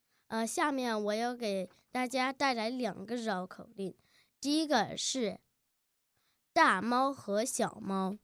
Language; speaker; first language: Chinese; early bilingual, heritage; Chinese